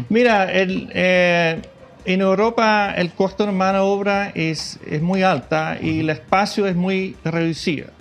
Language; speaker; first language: Spanish; non-native, fluent; Dutch